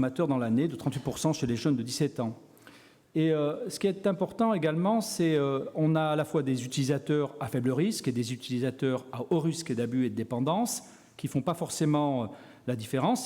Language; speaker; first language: French; native; French